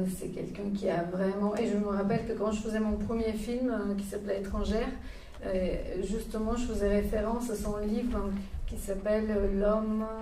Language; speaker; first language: French; non-native, fluent; Bulgarian